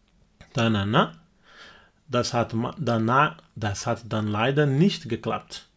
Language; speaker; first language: German; non-native, fluent; Portuguese